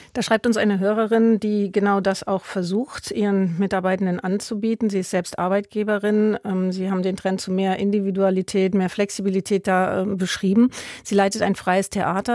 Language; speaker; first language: German; native; German